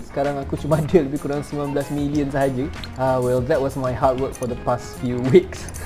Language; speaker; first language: English; non-native, local second language; Malay